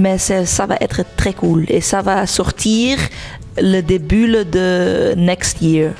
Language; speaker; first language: French; non-native, local second language; Dutch